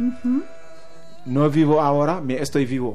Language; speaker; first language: Spanish; non-native, learner; Wolof